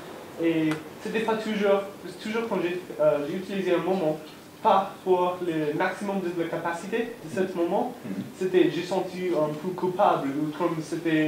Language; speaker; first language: French; non-native, learner; English